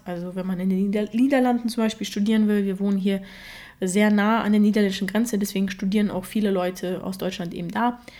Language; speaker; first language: German; early bilingual, other home language; Russian